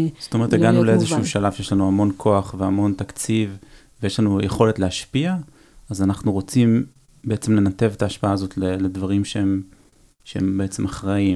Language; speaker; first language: Hebrew; native; Hebrew